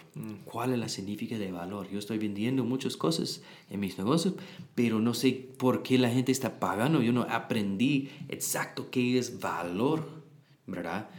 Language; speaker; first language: Spanish; non-native, learner; English